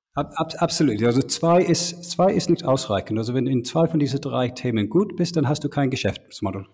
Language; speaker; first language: German; non-native, fluent; English